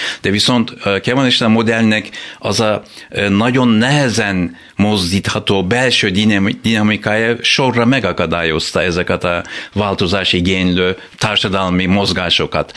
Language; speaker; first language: Hungarian; non-native, fluent; Turkish